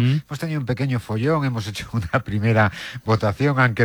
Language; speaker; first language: Spanish; native; Spanish